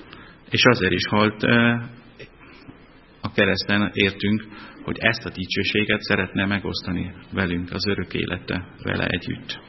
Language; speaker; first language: Hungarian; non-native, fluent; German